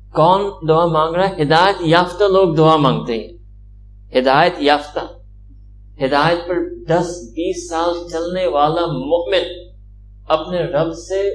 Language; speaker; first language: Urdu; early bilingual, heritage; Urdu